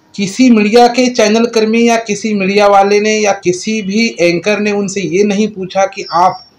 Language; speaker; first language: Hindi; non-native, local second language; Marathi